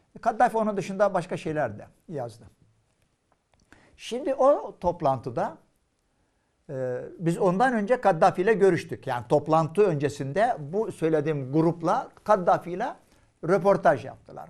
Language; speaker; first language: Turkish; non-native, fluent; Arabic